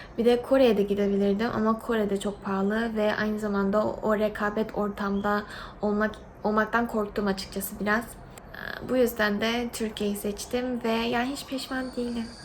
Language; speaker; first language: Turkish; early bilingual, other home language; Korean